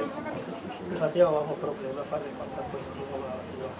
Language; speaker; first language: Italian; native; Italian